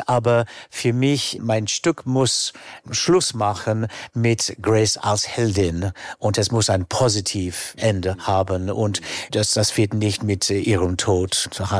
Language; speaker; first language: German; non-native, fluent; English